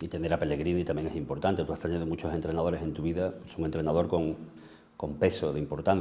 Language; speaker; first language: Spanish; native; Spanish